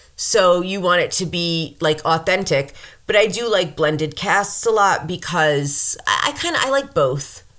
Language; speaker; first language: English; native; English